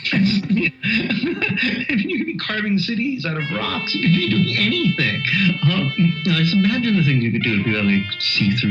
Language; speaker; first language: English; native; English